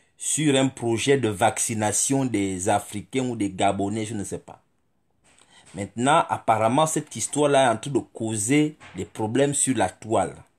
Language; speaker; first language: French; non-native, local second language; Fang